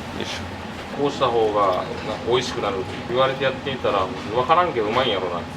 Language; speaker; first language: Japanese; native; Japanese